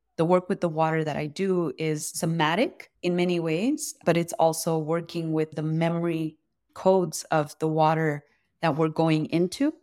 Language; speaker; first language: English; native; English